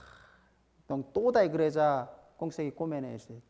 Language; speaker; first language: Portuguese; non-native, fluent; Korean